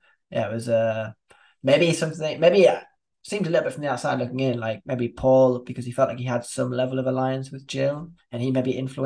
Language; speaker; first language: English; native; English